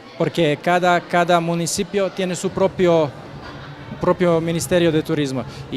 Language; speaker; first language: Spanish; non-native, learner; Croatian